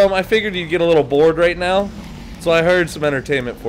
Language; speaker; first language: English; native; English